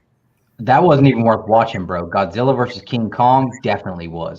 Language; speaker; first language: English; native; English